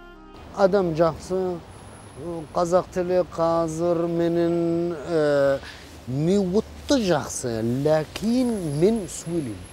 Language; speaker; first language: Kazakh; non-native, learner; Russian